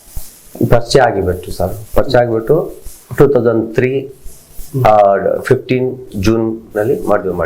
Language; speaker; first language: Kannada; non-native, local second language; Telugu